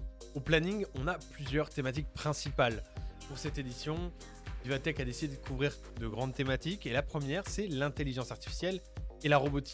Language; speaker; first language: French; native; French